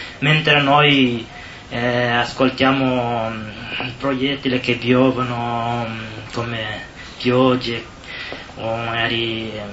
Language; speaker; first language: Italian; non-native, learner; Somali